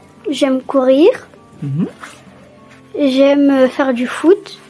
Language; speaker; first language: French; non-native, learner; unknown